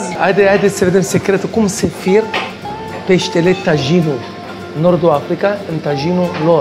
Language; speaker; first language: Romanian; non-native, fluent; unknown